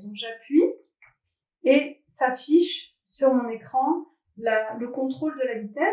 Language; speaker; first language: French; native; French